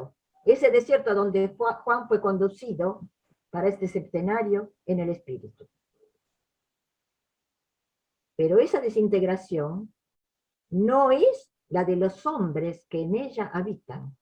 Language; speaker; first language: Spanish; native; Spanish